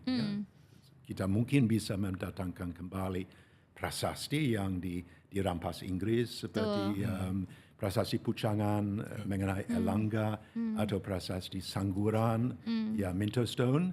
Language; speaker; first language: Indonesian; non-native, fluent; English